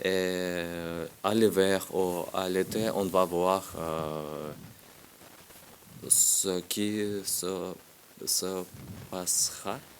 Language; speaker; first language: French; non-native, learner; Russian